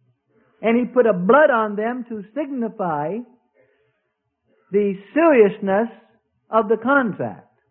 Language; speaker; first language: English; native; English